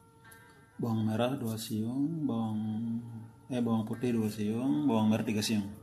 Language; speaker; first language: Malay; non-native, local second language; Sundanese